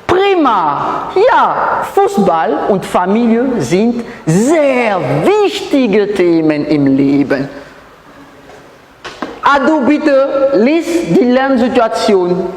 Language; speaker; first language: German; non-native, learner; French